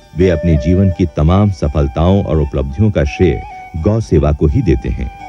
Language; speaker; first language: Hindi; native; Hindi